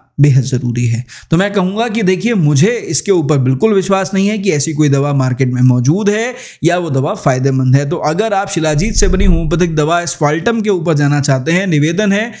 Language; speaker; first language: Hindi; native; Hindi